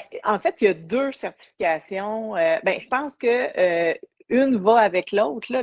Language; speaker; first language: French; native; French